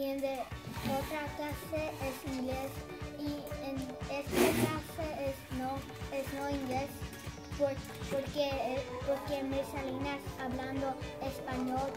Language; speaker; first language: Spanish; non-native, learner; English